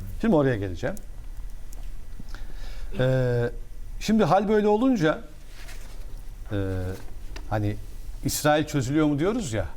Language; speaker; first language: Turkish; native; Turkish